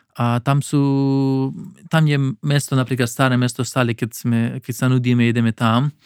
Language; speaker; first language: Slovak; non-native, learner; Pashto